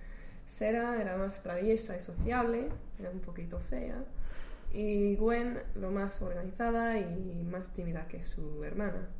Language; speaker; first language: Spanish; non-native, learner; English